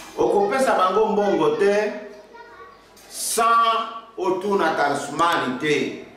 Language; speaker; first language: Lingala; non-native, local second language; Swahili